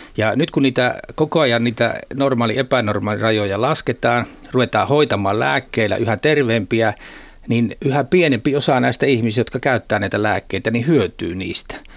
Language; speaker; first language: Finnish; native; Finnish